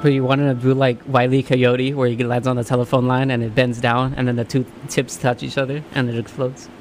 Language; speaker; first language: English; early bilingual, other home language; Spanish